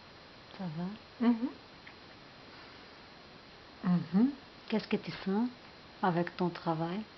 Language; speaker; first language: French; non-native, learner; Portuguese